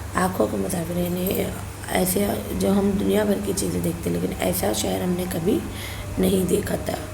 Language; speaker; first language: Urdu; native; Urdu